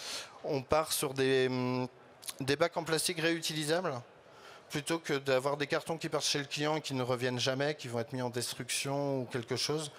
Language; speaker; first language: French; native; French